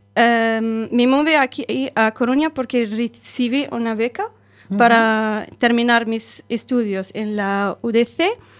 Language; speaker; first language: Spanish; non-native, learner; Arabic